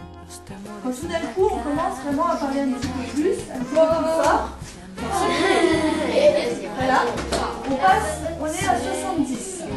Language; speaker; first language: French; native; French